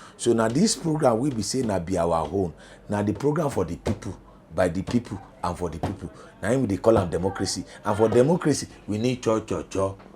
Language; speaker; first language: Nigerian Pidgin; non-native, local second language; Yoruba